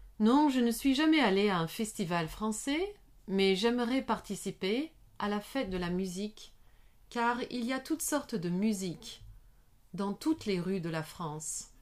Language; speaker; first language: French; non-native, learner; English